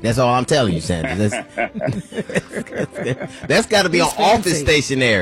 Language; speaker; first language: English; native; English